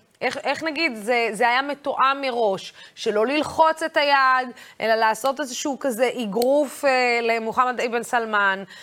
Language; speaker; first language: Hebrew; non-native, local second language; Arabic